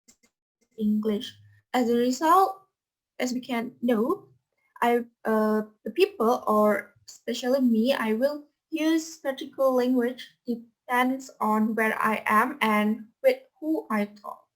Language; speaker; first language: English; non-native, fluent; Indonesian